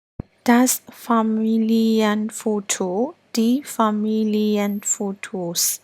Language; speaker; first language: German; non-native, fluent; Burmese